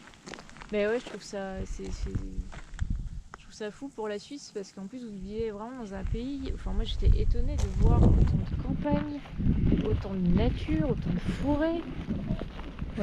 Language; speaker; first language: French; native; French